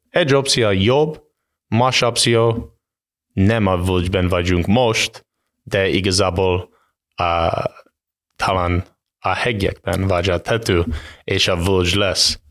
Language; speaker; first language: Hungarian; non-native, learner; English